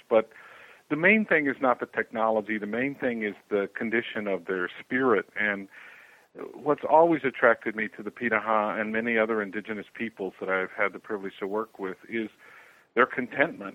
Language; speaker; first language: English; native; English